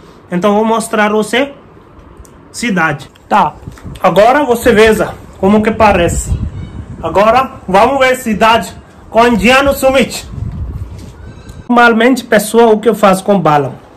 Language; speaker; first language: Portuguese; non-native, fluent; Hindi